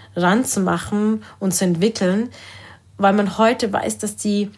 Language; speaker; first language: German; early bilingual, other home language; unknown